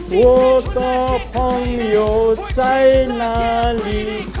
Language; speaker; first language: Chinese; non-native, learner; Nepali